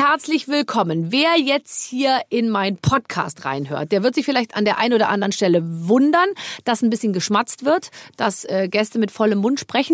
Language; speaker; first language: German; native; German